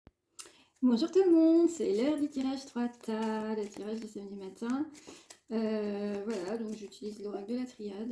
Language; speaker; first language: French; native; French